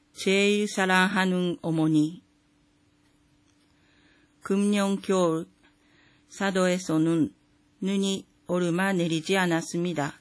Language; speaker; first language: Korean; non-native, fluent; Japanese